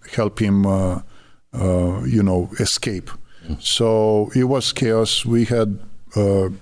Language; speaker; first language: English; non-native, fluent; Romanian